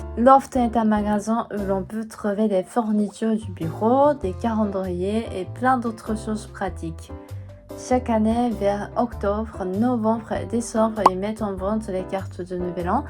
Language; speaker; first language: French; non-native, fluent; Japanese